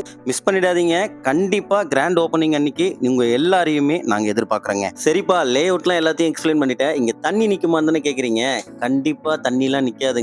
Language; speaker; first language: Tamil; native; Tamil